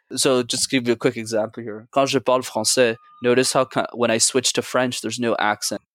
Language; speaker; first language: English; native; English